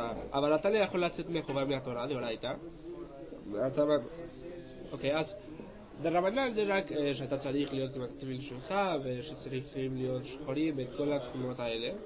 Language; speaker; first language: Hebrew; non-native, learner; Spanish